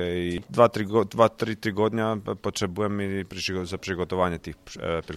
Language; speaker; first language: Polish; non-native, learner; Croatian